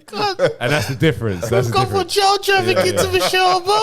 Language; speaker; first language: English; native; English